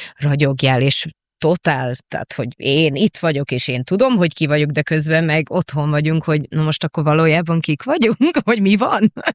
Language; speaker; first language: Hungarian; early bilingual, heritage; Hungarian